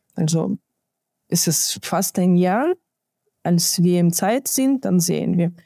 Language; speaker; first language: German; non-native, fluent; Ukrainian